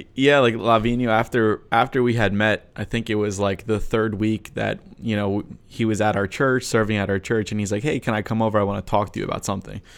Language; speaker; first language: English; native; English